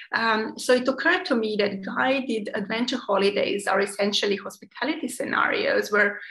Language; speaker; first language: English; non-native, fluent; Serbian